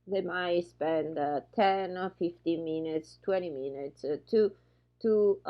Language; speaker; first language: English; non-native, fluent; Italian